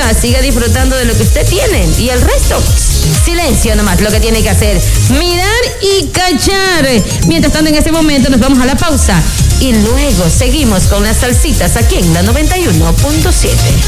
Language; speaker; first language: Spanish; native; Spanish